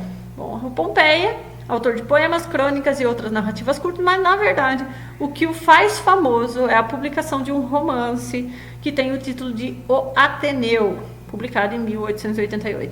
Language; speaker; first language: Portuguese; native; Portuguese